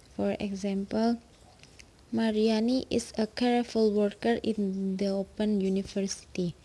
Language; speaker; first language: English; non-native, learner; Indonesian